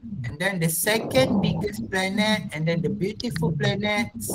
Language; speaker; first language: English; non-native, local second language; Malay